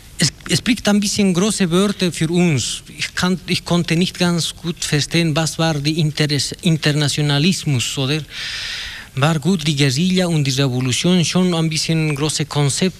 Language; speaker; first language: German; non-native, learner; Spanish